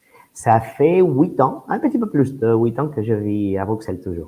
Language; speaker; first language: French; non-native, fluent; Spanish